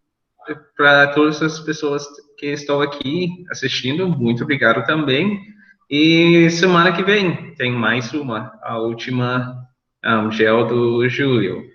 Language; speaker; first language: Portuguese; non-native, learner; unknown